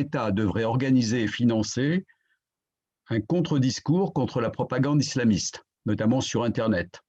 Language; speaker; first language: French; native; French